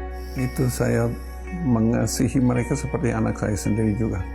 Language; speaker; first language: Indonesian; non-native, fluent; English